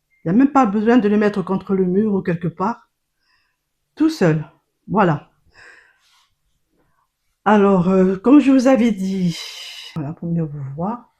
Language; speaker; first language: French; native; French